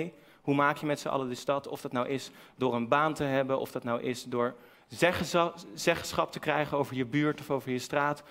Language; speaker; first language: Dutch; native; Dutch